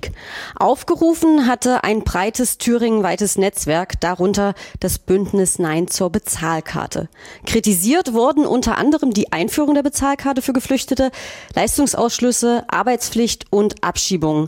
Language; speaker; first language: German; native; German